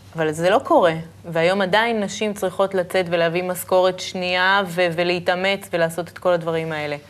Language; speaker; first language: Hebrew; native; Hebrew